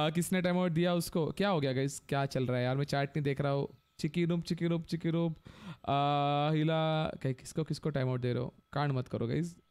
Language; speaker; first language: Hindi; non-native, local second language; Marathi